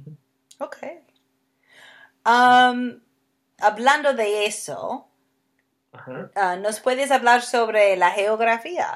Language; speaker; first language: Spanish; non-native, fluent; English